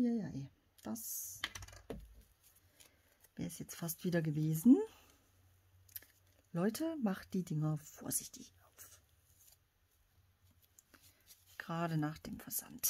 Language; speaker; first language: German; native; German